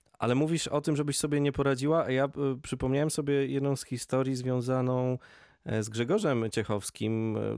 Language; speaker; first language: Polish; native; Polish